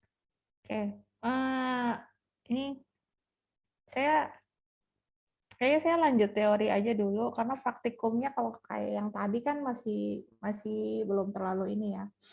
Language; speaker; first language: Indonesian; native; Indonesian